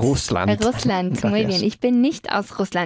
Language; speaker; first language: German; non-native, fluent; Spanish